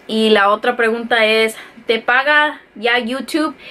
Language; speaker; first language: Spanish; early bilingual, heritage; Spanish